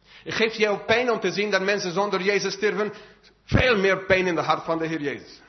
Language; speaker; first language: Dutch; non-native, fluent; English